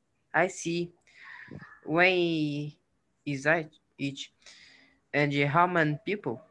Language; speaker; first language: English; non-native, learner; Portuguese